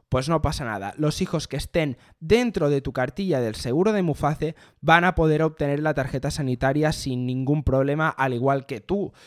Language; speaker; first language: Spanish; native; Spanish